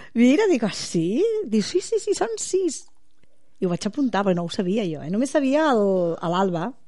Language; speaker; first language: Catalan; non-native, local second language; Spanish